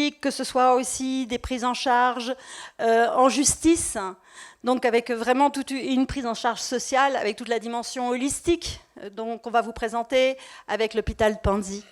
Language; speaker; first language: French; native; French